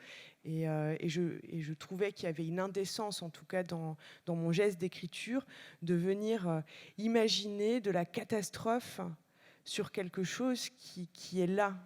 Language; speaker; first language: French; native; French